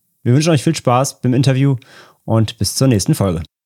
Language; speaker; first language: German; native; German